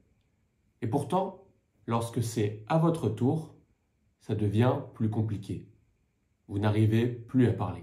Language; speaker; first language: French; native; French